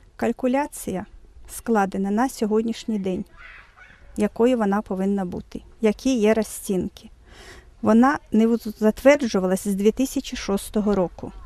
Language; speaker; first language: Ukrainian; non-native, local second language; Russian